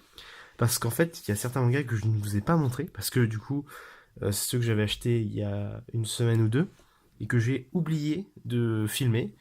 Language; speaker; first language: French; native; French